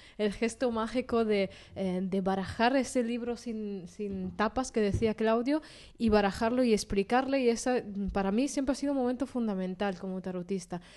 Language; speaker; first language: Spanish; non-native, fluent; Italian